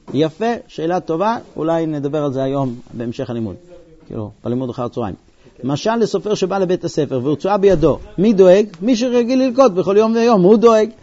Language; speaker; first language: Hebrew; non-native, fluent; English